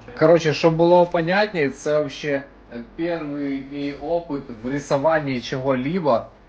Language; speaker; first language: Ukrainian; non-native, local second language; Russian